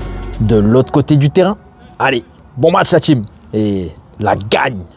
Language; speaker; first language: French; native; French